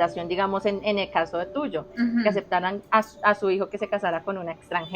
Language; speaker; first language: Spanish; native; Spanish